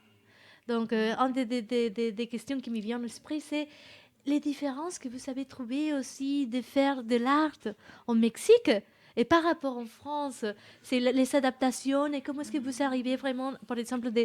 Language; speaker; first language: French; non-native, fluent; Spanish